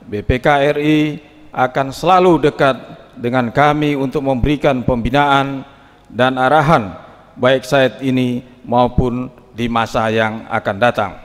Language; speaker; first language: Indonesian; native; Indonesian